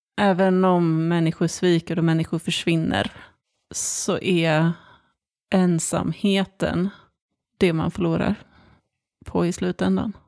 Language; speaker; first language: Swedish; native; Swedish